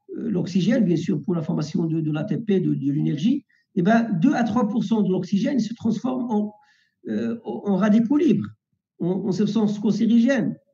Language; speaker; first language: French; non-native, local second language; Arabic